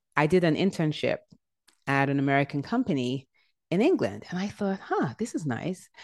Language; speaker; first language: English; native; English